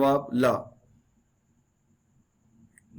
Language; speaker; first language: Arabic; non-native, fluent; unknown